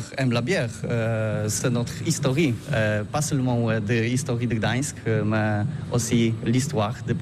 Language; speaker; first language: French; non-native, learner; Polish